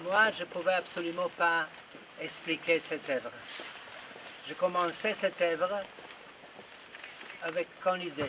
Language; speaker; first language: French; non-native, fluent; Hebrew